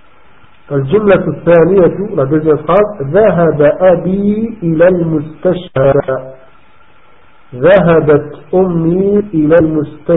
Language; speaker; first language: Arabic; non-native, fluent; French